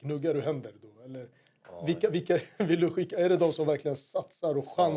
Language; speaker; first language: Swedish; native; Swedish